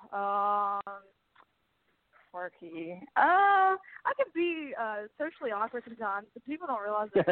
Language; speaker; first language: English; native; English